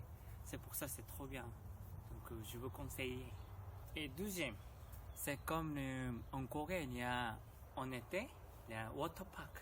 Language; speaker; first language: French; non-native, learner; Korean